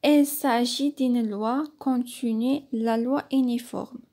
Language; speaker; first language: French; non-native, local second language; Arabic